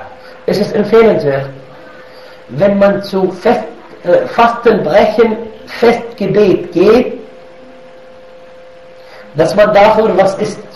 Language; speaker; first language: German; non-native, fluent; Arabic